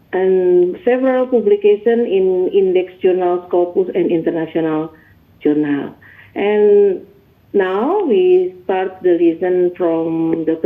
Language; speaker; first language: English; non-native, learner; Indonesian